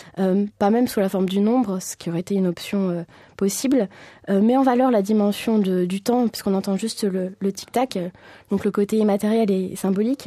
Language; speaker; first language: French; native; French